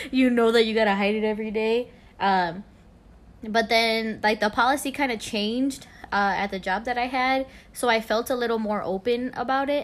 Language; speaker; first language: English; early bilingual, other home language; Spanish